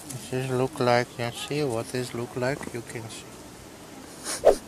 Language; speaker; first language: English; non-native, learner; Russian